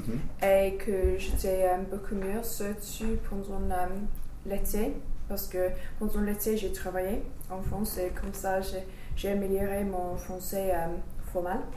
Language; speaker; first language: French; non-native, learner; English